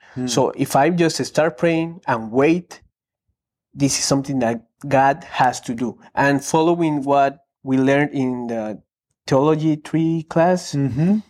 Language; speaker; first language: English; non-native, fluent; Spanish